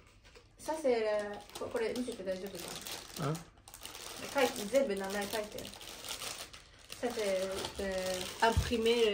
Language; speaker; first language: French; non-native, learner; Japanese